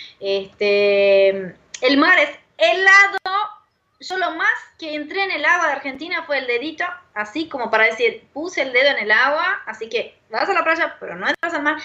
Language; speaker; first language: Spanish; non-native, fluent; Portuguese